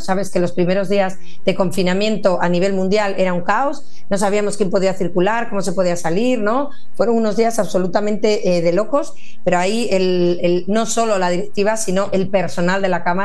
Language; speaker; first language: Spanish; native; Spanish